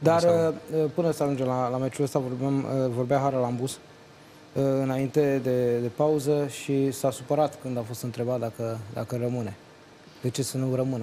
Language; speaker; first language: Romanian; native; Romanian